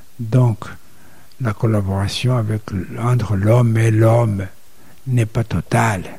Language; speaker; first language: French; non-native, local second language; Rundi